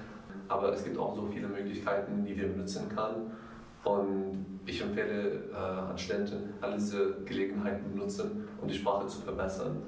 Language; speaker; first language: German; non-native, fluent; Arabic